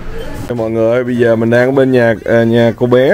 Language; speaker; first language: Vietnamese; native; Vietnamese